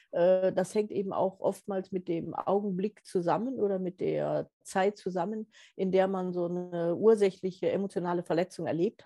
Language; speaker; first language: German; native; German